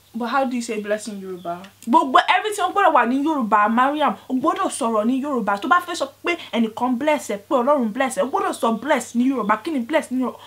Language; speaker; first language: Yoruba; early bilingual, heritage; Yoruba